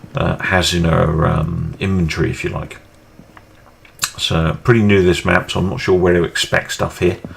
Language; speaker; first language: English; native; English